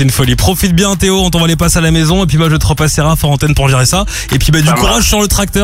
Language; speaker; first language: French; native; French